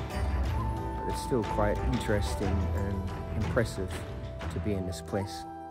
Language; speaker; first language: English; native; English